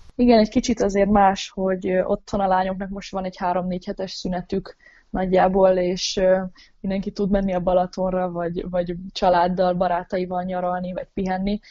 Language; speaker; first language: Hungarian; native; Hungarian